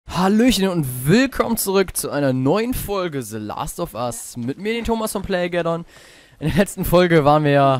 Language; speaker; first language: German; native; German